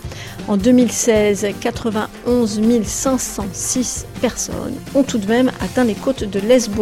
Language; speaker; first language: French; native; French